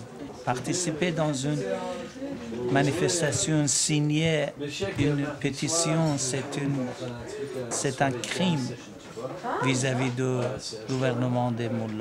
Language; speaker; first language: French; non-native, learner; Persian